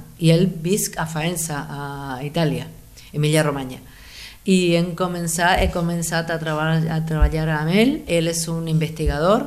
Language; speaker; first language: Catalan; non-native, fluent; Spanish